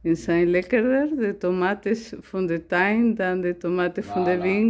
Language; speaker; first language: Dutch; non-native, learner; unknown